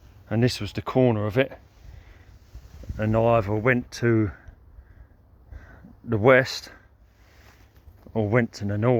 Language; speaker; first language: English; native; English